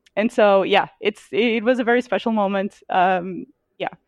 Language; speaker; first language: English; non-native, fluent; Portuguese